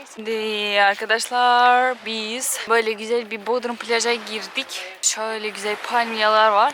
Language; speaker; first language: Turkish; non-native, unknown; Russian